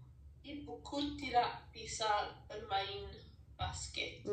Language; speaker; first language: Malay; non-native, learner; English